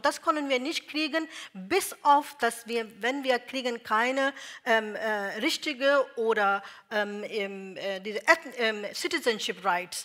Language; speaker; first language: German; non-native, learner; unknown